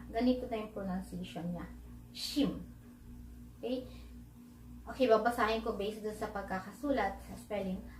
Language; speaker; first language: Filipino; native; Filipino